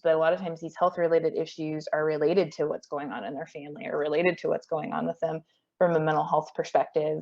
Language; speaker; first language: English; native; English